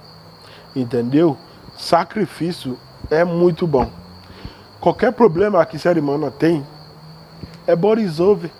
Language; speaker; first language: Portuguese; non-native, learner; Yoruba